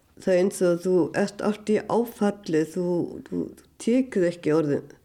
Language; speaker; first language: Icelandic; non-native, fluent; German